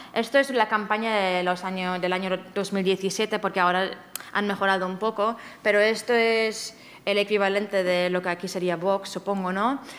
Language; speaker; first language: Spanish; non-native, fluent; German